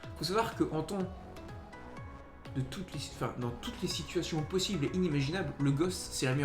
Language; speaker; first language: French; native; French